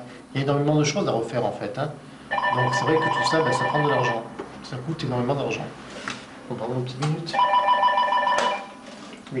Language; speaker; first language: French; native; French